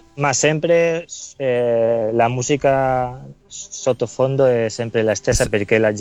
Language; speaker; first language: Italian; non-native, learner; Spanish